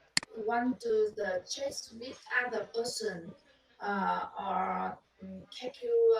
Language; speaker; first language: English; non-native, learner; Vietnamese